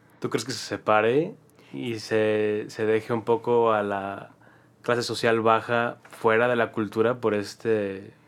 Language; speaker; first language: Spanish; native; Spanish